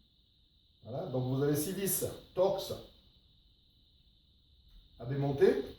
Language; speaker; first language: French; native; French